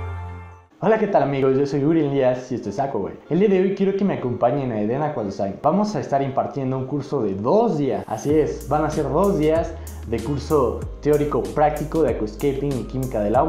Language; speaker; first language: Spanish; native; Spanish